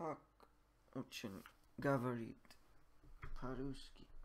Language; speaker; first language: Russian; non-native, learner; English